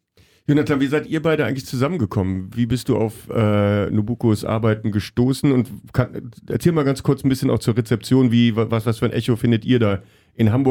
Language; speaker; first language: German; native; German